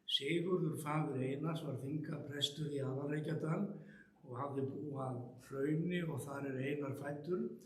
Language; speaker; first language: Icelandic; native; Icelandic